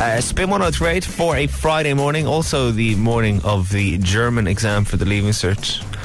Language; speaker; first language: English; native; English